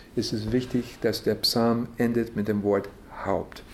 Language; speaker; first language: German; non-native, fluent; English